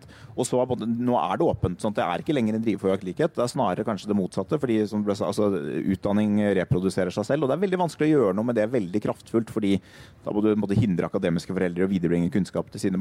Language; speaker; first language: Norwegian; native; Norwegian